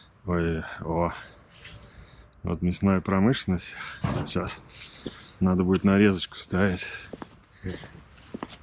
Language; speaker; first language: Russian; native; Russian